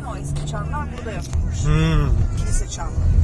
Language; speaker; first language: Turkish; early bilingual, heritage; Turkish